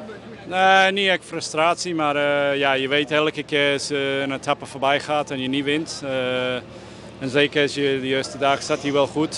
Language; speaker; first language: Dutch; non-native, fluent; English